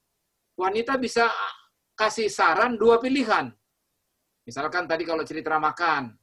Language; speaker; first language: Indonesian; native; Indonesian